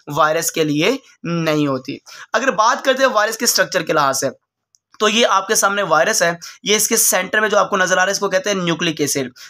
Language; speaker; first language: Urdu; non-native, local second language; Punjabi